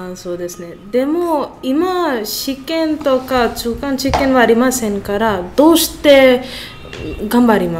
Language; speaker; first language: Japanese; non-native, learner; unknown